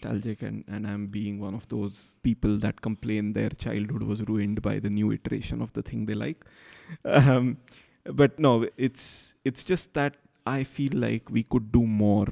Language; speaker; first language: English; non-native, local second language; Marathi